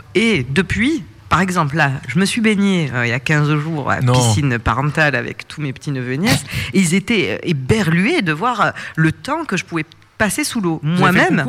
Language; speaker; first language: French; native; French